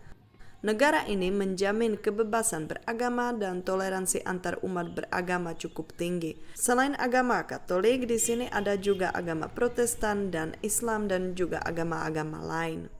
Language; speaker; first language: Indonesian; non-native, fluent; Czech